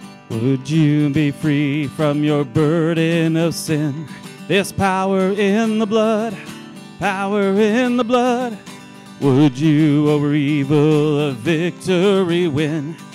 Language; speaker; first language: English; native; English